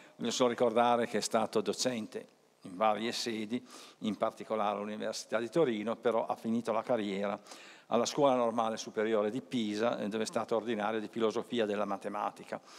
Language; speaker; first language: Italian; native; Italian